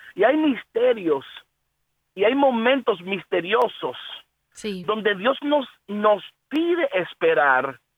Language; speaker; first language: Spanish; early bilingual, heritage; Spanish